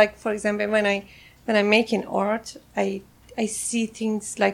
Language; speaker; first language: English; non-native, fluent; Persian